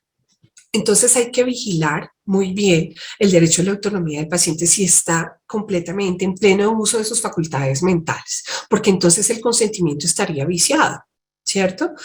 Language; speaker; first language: Spanish; native; Spanish